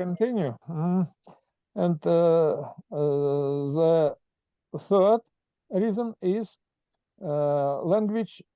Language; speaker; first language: English; non-native, learner; Russian